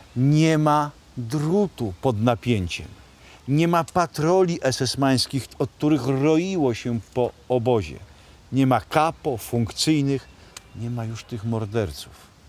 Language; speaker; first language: Polish; native; Polish